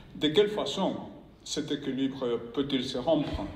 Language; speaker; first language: French; non-native, fluent; Spanish